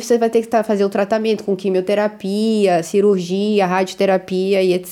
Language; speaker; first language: Portuguese; native; Portuguese